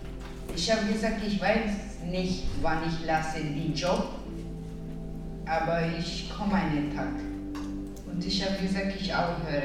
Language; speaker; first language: German; non-native, learner; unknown